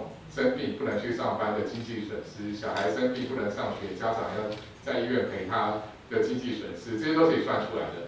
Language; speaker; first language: Chinese; native; Chinese